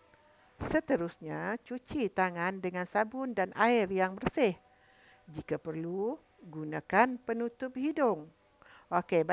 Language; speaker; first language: Malay; native; Malay